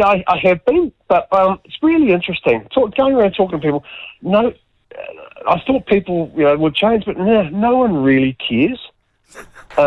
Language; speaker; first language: English; native; English